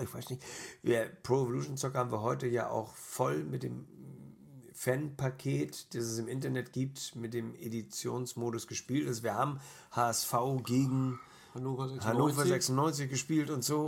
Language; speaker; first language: German; native; German